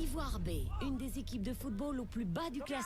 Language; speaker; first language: French; native; French